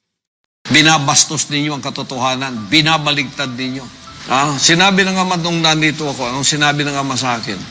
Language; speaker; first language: Filipino; native; Filipino